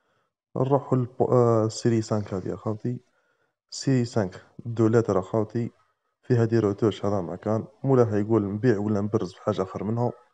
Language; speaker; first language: Arabic; native; Arabic